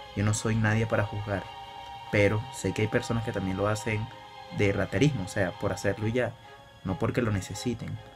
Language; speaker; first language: Spanish; native; Spanish